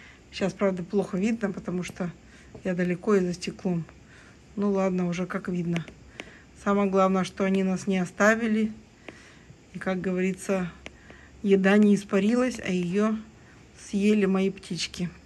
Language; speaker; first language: Russian; native; Russian